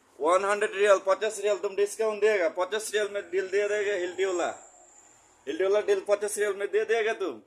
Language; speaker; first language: Hindi; non-native, local second language; Bangla